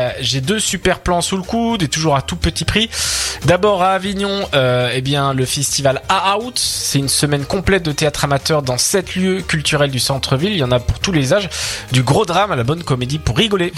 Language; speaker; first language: French; native; French